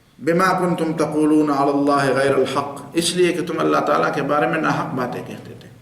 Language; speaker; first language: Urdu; non-native, local second language; Pashto